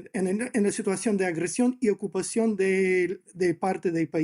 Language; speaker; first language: Spanish; non-native, fluent; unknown